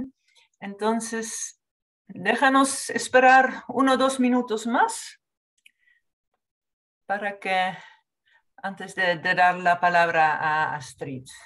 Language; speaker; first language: Spanish; non-native, fluent; Dutch